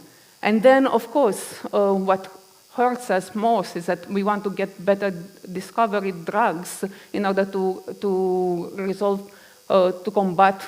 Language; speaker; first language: English; non-native, fluent; Romanian